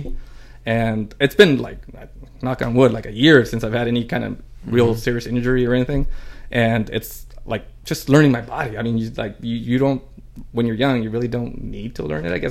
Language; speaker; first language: English; early bilingual, other home language; Spanish